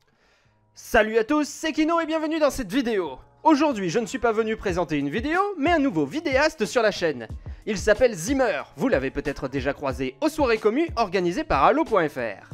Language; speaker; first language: French; native; French